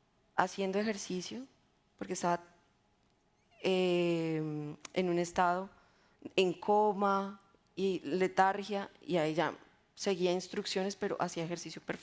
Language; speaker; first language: Spanish; native; Spanish